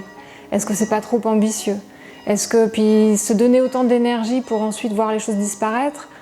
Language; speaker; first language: French; native; French